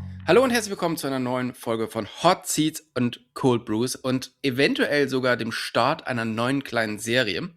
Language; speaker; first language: German; native; German